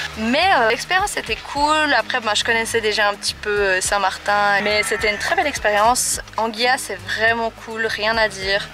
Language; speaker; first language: French; native; French